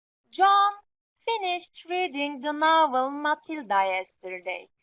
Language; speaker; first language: English; non-native, fluent; Turkish